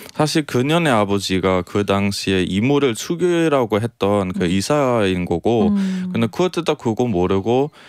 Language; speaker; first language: Korean; non-native, fluent; German